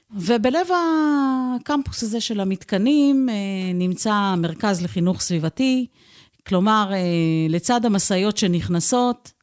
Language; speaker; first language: Hebrew; native; Hebrew